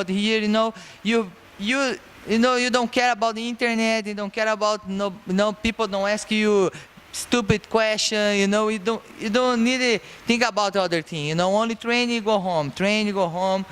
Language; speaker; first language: English; non-native, learner; Portuguese